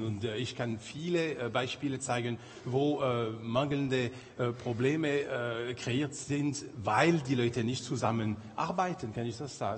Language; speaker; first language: German; non-native, local second language; French